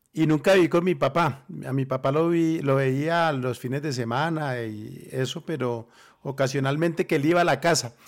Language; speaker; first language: Spanish; native; Spanish